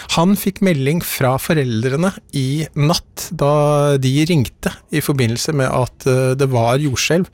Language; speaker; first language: Norwegian; native; Norwegian